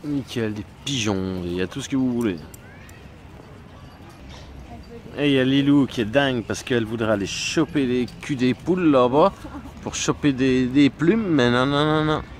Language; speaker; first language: French; native; French